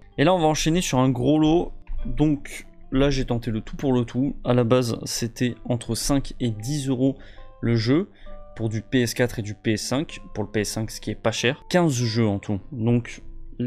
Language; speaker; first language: French; native; French